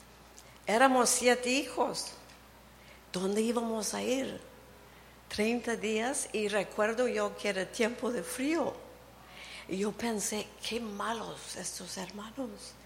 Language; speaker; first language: Spanish; early bilingual, heritage; Spanish